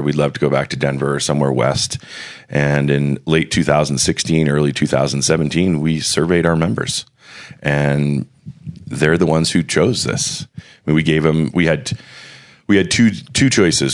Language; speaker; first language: English; native; English